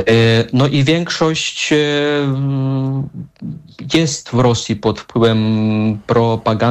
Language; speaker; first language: Polish; non-native, fluent; Russian